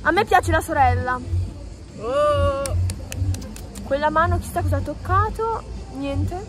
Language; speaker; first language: Italian; native; Italian